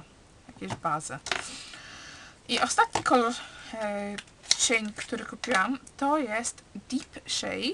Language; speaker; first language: Polish; early bilingual, heritage; Polish